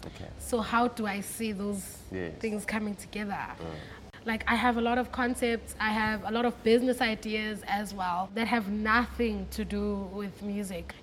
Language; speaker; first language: English; non-native, local second language; Xhosa